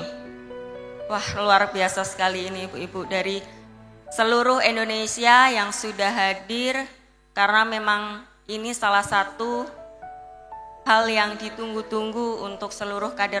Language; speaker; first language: Indonesian; native; Indonesian